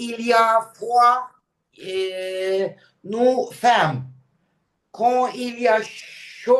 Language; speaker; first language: French; non-native, learner; Turkish